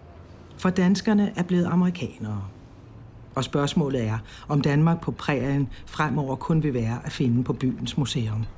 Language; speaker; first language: Danish; native; Danish